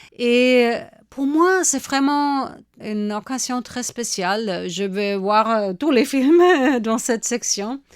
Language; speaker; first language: French; non-native, fluent; German